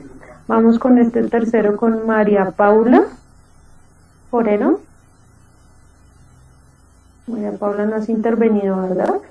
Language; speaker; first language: Spanish; native; Spanish